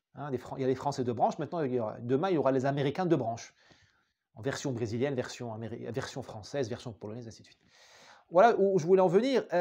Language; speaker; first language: French; non-native, local second language; Arabic